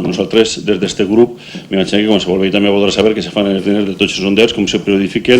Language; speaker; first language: Catalan; native; Catalan